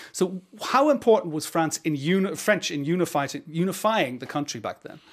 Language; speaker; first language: English; native; English